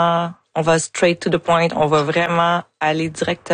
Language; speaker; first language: French; native; French